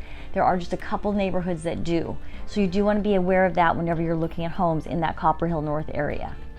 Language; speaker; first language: English; native; English